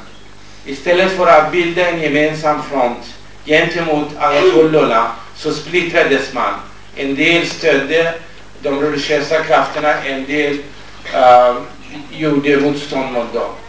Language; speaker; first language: Swedish; non-native, fluent; Kurdish